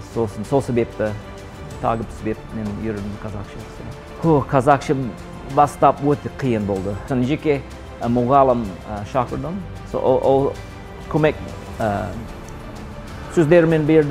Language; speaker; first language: Kazakh; non-native, learner; English